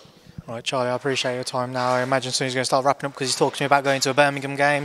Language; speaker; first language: English; native; English